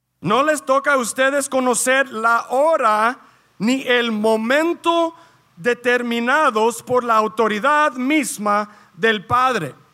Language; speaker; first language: Spanish; early bilingual, heritage; Spanish